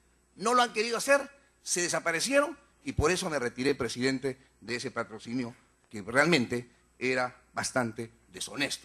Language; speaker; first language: Spanish; native; Spanish